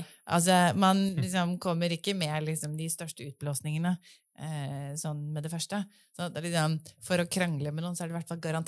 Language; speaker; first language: Norwegian; native; Norwegian